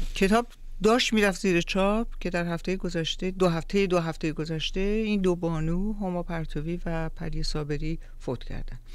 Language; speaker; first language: Persian; native; Persian